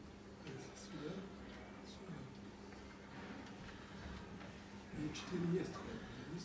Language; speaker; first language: Russian; non-native, learner; Serbian